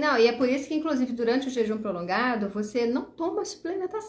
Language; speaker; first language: Portuguese; native; Portuguese